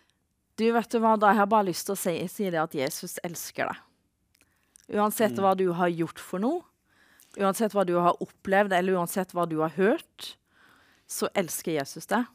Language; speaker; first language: Norwegian; native; Norwegian